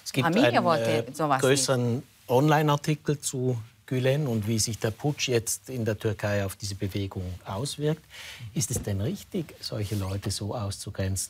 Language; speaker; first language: German; native; German